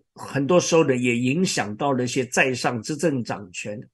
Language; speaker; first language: Chinese; native; Chinese